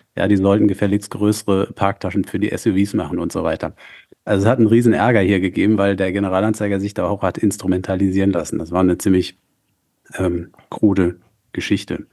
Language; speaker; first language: German; native; German